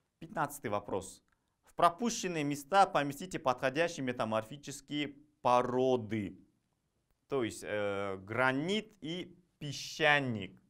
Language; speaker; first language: Russian; non-native, local second language; Kazakh